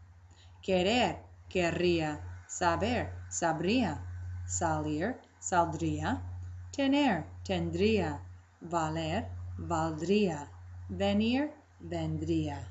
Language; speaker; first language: Spanish; non-native, fluent; English